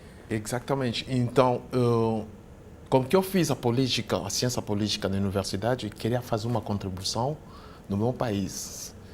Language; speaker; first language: Portuguese; non-native, fluent; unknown